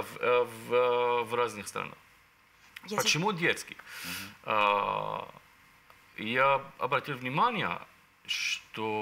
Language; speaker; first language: Russian; non-native, learner; Arabic